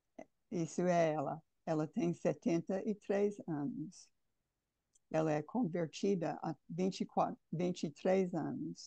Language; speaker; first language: Portuguese; non-native, fluent; English